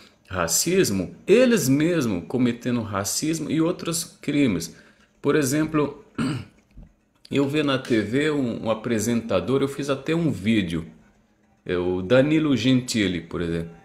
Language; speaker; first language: Portuguese; non-native, fluent; Arabic